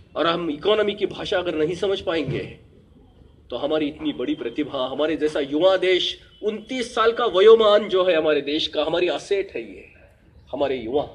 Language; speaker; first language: Hindi; native; Hindi